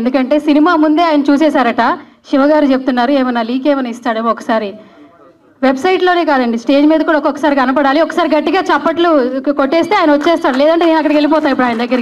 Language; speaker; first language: Telugu; native; Telugu